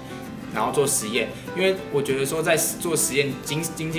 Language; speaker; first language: Chinese; native; Chinese